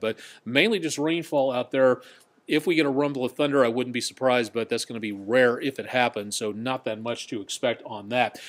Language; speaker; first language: English; native; English